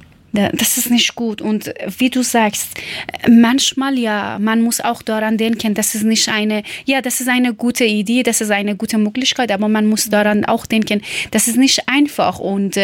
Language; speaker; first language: German; non-native, learner; Persian